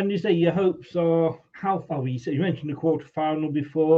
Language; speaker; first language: English; native; English